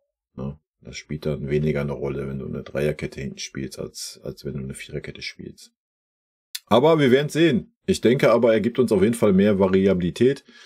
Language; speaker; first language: German; native; German